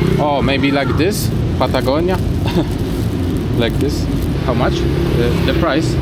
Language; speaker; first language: English; non-native, learner; Polish